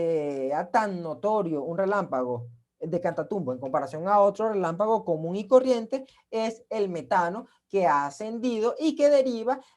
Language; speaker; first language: Spanish; native; Spanish